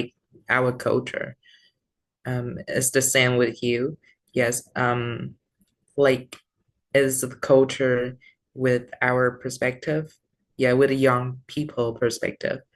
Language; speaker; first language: English; non-native, learner; Vietnamese